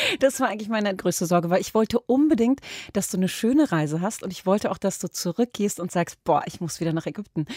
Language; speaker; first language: German; early bilingual, other home language; Arabic